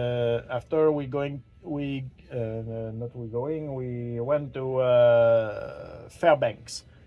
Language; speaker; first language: English; non-native, learner; French